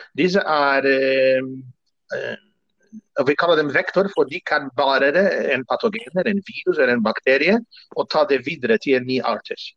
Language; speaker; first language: Norwegian; non-native, fluent; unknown